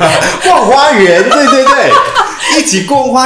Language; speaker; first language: Chinese; native; Chinese